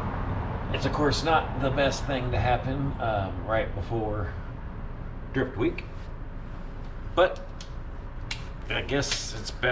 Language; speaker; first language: English; native; English